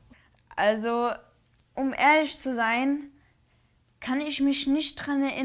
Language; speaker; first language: German; early bilingual, other home language; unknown